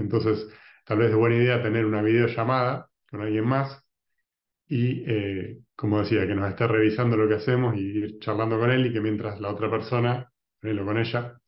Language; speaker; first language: Spanish; native; Spanish